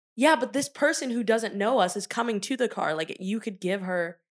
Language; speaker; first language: English; native; English